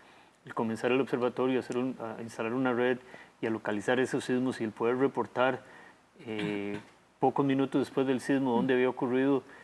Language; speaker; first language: Spanish; native; Spanish